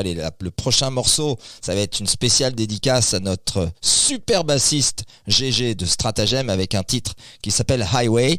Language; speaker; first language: French; native; French